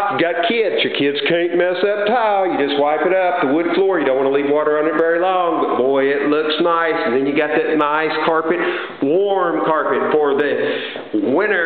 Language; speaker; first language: English; native; English